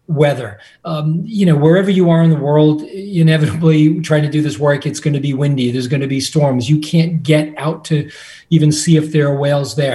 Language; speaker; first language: English; native; English